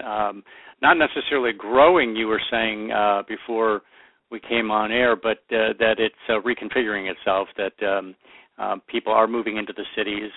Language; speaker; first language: English; native; English